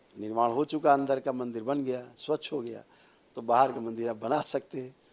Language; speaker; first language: Hindi; native; Hindi